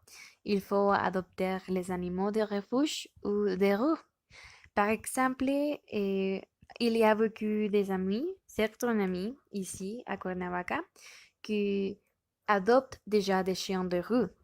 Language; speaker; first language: French; non-native, learner; Spanish